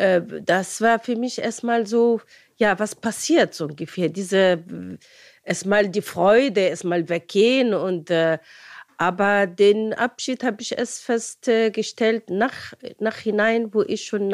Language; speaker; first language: German; non-native, fluent; Arabic